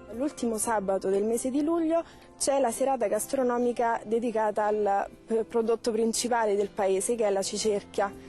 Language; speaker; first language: Italian; native; Italian